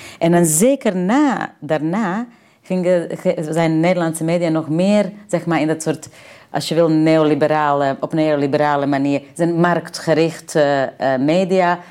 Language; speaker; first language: Dutch; non-native, fluent; Serbian